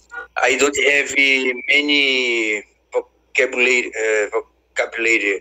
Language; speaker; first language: English; non-native, learner; Portuguese